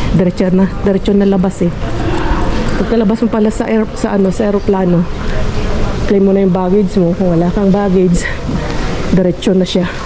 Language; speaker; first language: Filipino; non-native, local second language; Iloko